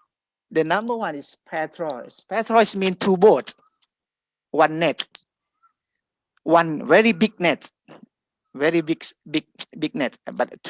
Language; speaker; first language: English; non-native, fluent; Thai